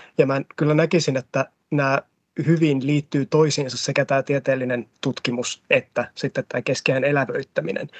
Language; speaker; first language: Finnish; native; Finnish